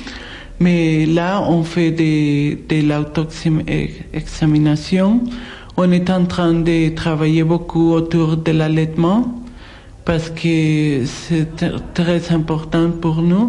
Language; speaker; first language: French; non-native, fluent; Spanish